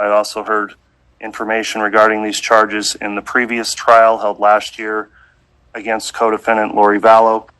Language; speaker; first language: English; native; English